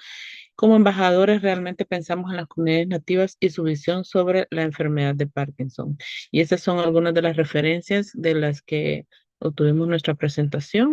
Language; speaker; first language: Spanish; native; Spanish